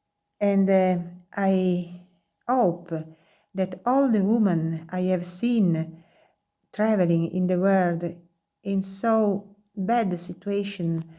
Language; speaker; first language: English; non-native, learner; Italian